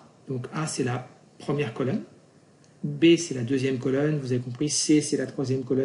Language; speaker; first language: French; native; French